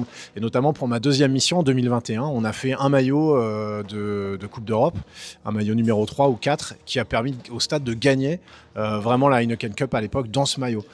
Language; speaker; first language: French; native; French